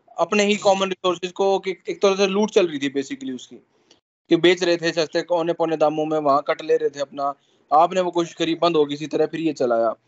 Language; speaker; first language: Hindi; native; Hindi